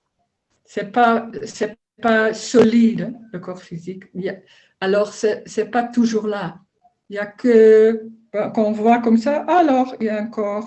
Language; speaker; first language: French; non-native, learner; Dutch